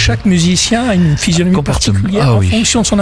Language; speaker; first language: French; native; French